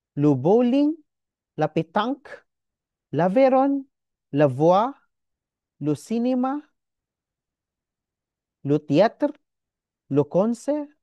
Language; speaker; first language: French; non-native, learner; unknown